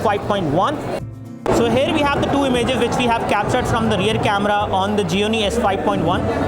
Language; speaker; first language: English; non-native, local second language; Hindi